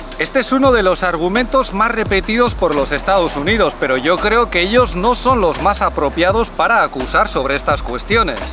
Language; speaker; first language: Spanish; native; Spanish